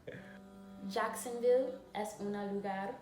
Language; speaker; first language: Spanish; non-native, learner; English